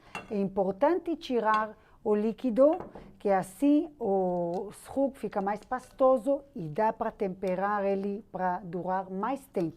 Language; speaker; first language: Portuguese; non-native, fluent; Hebrew